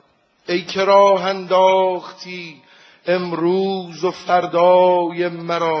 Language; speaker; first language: Persian; native; Persian